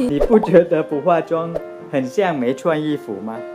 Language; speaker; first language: Chinese; non-native, fluent; Thai